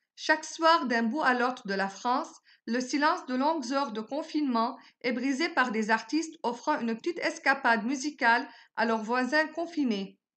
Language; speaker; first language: French; non-native, local second language; Arabic